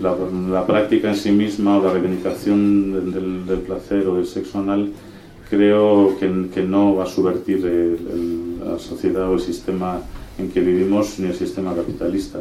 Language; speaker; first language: Spanish; native; Spanish